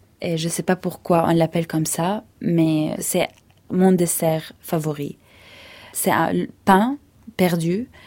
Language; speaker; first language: French; non-native, fluent; Arabic